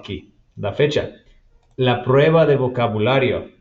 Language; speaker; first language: Spanish; non-native, fluent; English